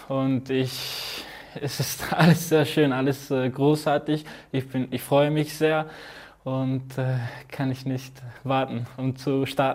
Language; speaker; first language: German; non-native, learner; Croatian